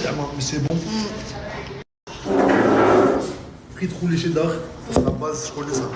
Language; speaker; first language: French; native; French